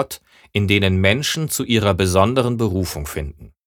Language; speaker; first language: German; native; German